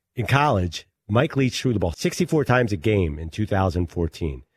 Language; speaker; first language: English; native; English